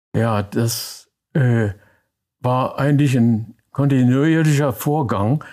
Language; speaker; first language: German; native; German